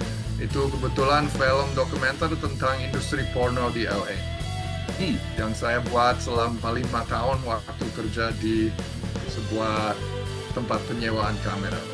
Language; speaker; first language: Indonesian; non-native, fluent; English